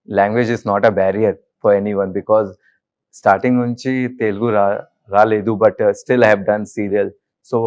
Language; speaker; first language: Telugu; non-native, learner; Hindi